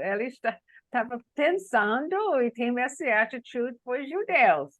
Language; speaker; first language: Portuguese; non-native, learner; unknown